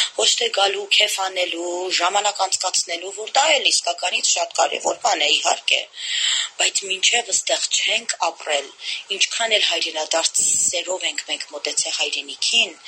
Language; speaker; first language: Armenian; early bilingual, heritage; Armenian